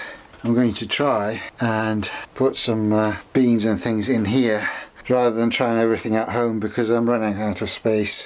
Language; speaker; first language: English; native; English